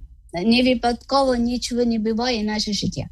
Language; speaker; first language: Ukrainian; non-native, learner; Malayalam